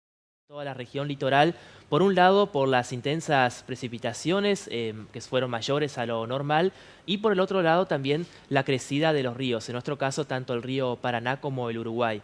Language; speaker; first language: Spanish; native; Spanish